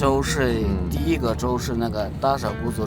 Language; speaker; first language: Chinese; non-native, fluent; Turkmen